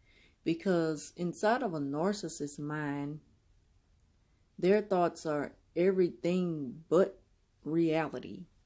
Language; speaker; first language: English; native; English